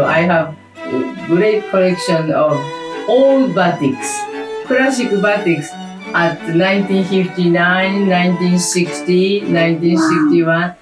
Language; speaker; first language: English; non-native, fluent; Japanese